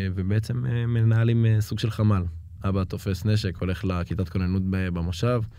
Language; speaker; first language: Hebrew; native; Hebrew